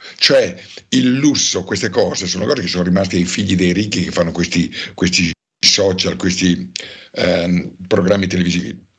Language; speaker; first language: Italian; native; Italian